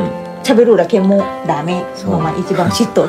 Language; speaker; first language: Japanese; non-native, learner; Thai